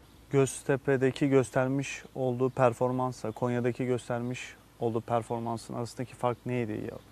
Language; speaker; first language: Turkish; native; Turkish